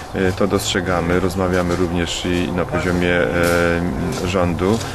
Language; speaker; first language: Polish; native; Polish